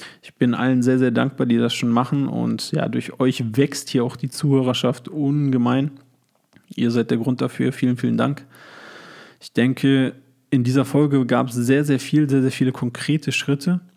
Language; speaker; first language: German; native; German